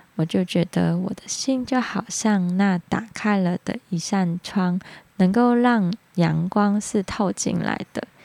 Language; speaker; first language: Chinese; non-native, local second language; Cantonese